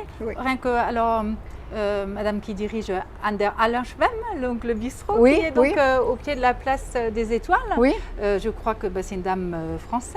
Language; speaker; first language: French; native; French